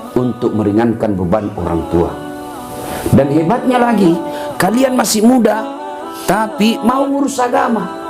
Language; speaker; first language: Indonesian; non-native, local second language; Buginese